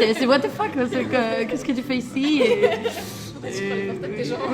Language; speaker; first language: French; non-native, learner; Spanish